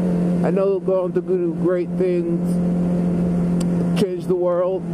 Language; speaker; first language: English; native; English